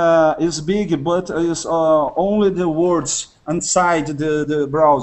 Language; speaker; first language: English; non-native, learner; Russian